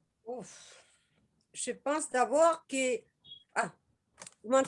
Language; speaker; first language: French; non-native, learner; Spanish